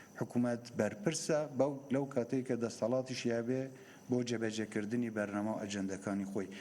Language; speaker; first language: Central Kurdish; native; Central Kurdish